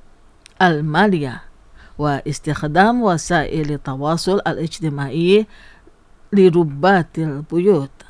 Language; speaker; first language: Arabic; non-native, fluent; Indonesian